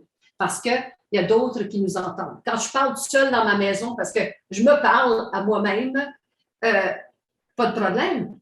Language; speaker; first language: French; native; French